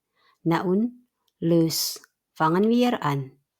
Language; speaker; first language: German; non-native, fluent; Indonesian